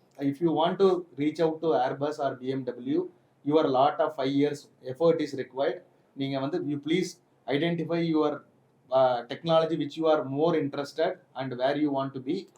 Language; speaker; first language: English; non-native, local second language; Tamil